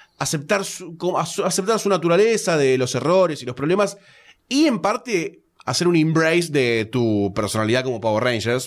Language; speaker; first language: Spanish; native; Spanish